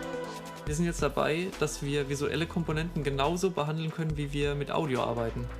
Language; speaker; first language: German; native; German